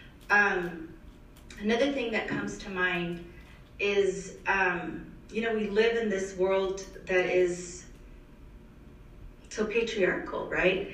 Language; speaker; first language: English; early bilingual, other home language; Spanish